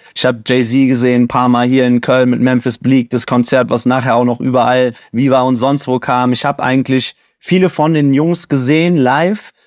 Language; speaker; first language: German; native; German